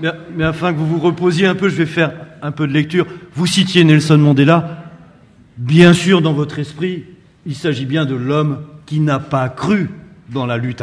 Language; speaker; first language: French; native; French